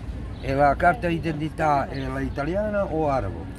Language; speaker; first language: Italian; non-native, learner; Serbian